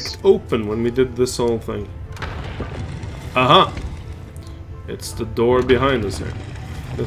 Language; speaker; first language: English; non-native, fluent; Norwegian